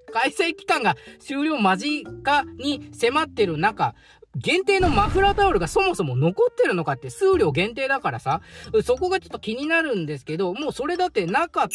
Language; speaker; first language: Japanese; native; Japanese